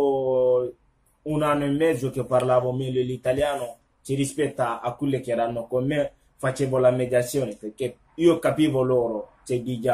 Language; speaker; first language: Italian; non-native, local second language; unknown